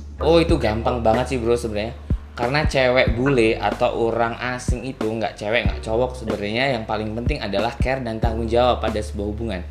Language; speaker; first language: Indonesian; native; Indonesian